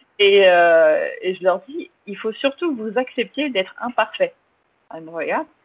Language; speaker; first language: French; early bilingual, other home language; English